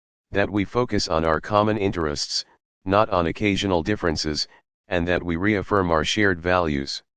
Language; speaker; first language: English; native; English